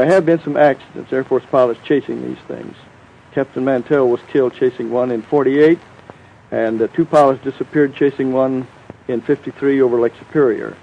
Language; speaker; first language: English; native; English